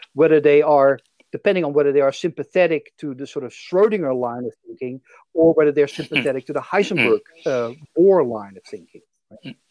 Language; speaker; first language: English; non-native, fluent; Dutch